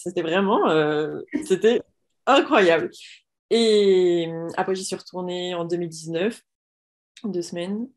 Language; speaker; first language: French; native; French